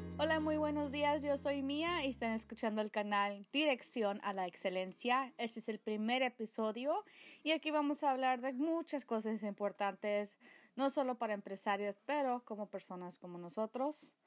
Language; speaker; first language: Spanish; early bilingual, heritage; Spanish